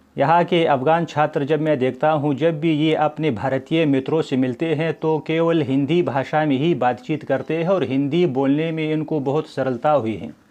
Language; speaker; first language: Hindi; non-native, fluent; Pashto